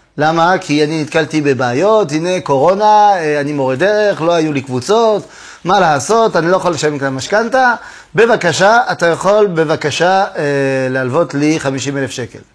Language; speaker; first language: Hebrew; non-native, fluent; French